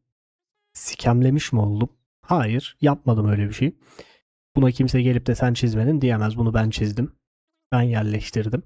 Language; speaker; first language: Turkish; native; Turkish